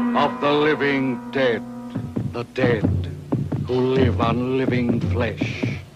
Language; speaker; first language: English; non-native, fluent; Danish